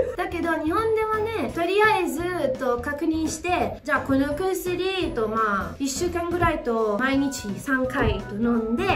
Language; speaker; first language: Japanese; non-native, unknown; Italian